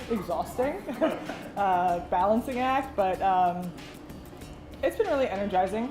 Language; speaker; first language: English; native; English